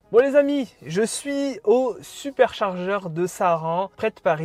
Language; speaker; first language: French; native; French